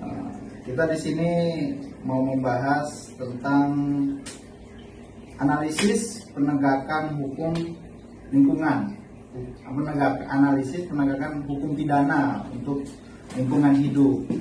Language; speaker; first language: Indonesian; native; Indonesian